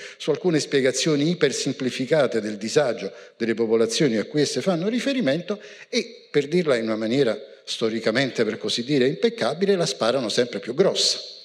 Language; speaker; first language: Italian; native; Italian